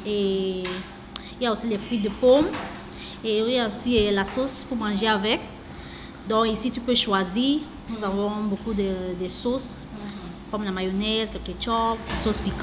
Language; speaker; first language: French; non-native, local second language; English